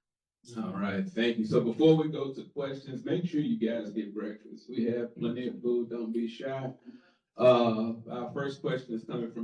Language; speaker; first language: English; native; English